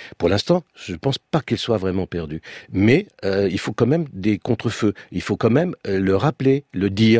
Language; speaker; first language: French; early bilingual, other home language; Romanian